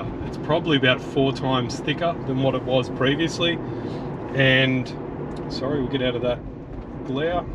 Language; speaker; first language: English; native; English